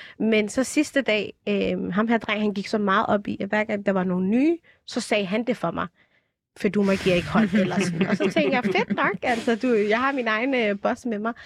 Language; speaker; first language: Danish; early bilingual, other home language; Somali